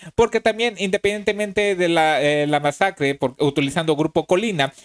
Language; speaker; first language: Spanish; native; Spanish